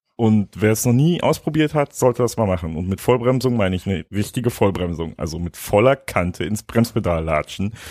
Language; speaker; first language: German; native; German